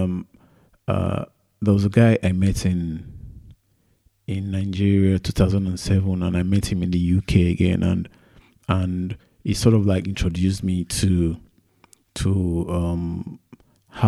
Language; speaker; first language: English; non-native, local second language; Yoruba